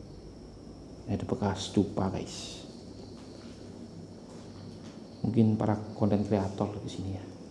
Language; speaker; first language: Indonesian; native; Indonesian